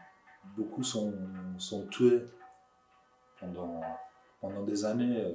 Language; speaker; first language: French; non-native, learner; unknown